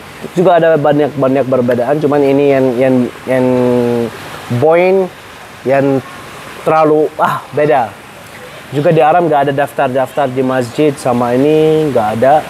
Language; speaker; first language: Indonesian; non-native, learner; Arabic